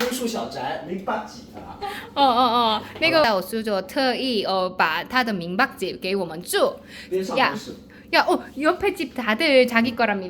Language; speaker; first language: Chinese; non-native, fluent; Korean